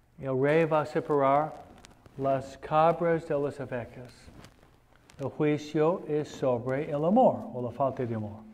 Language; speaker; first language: Spanish; non-native, fluent; English